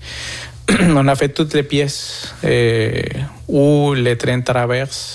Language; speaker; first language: French; non-native, fluent; Spanish